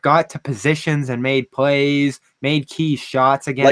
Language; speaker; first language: English; native; English